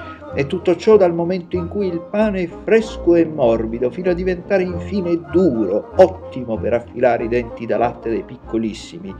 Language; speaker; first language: Italian; native; Italian